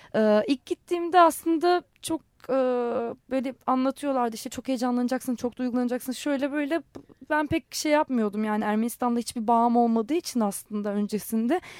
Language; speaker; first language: Turkish; non-native, local second language; Armenian